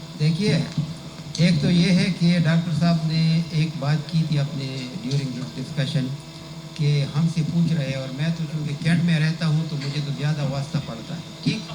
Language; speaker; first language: Urdu; non-native, local second language; Pashto